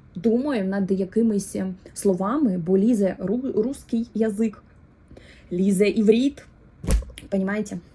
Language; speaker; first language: Ukrainian; non-native, local second language; Russian